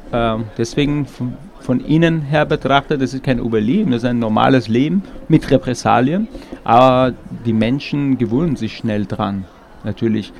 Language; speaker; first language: German; non-native, fluent; Persian